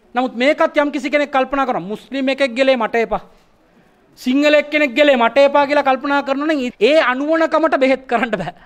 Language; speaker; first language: Sinhala; non-native, local second language; Tamil